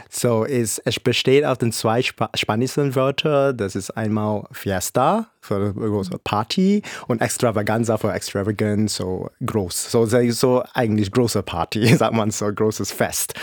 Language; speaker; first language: German; non-native, fluent; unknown